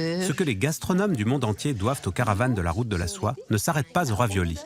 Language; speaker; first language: French; native; French